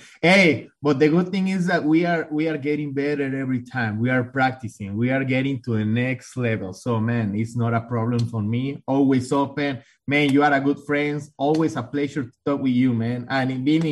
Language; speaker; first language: English; non-native, fluent; Spanish